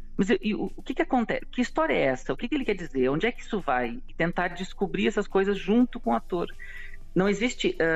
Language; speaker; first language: Portuguese; native; Portuguese